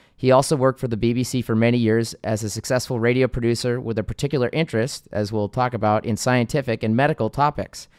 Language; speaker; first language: English; native; English